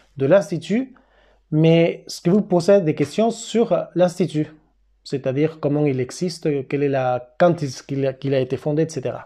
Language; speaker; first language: French; non-native, fluent; Spanish